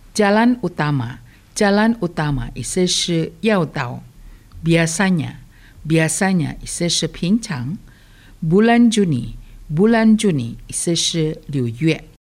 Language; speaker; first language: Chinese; early bilingual, heritage; Chinese